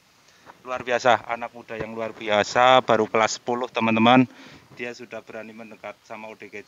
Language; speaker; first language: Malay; non-native, local second language; Javanese